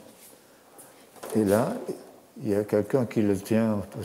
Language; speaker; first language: French; non-native, fluent; German